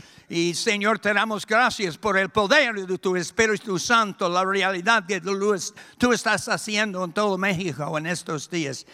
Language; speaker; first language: Spanish; non-native, fluent; English